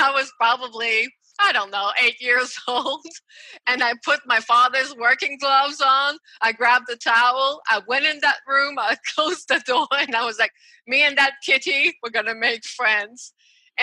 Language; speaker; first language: English; non-native, fluent; French